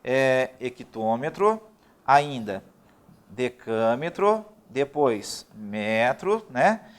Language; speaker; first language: Portuguese; native; Portuguese